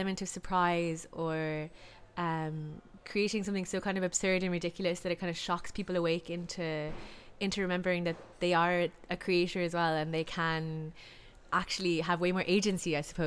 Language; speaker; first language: English; native; English